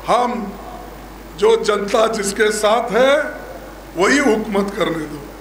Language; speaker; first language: Hindi; non-native, local second language; Kannada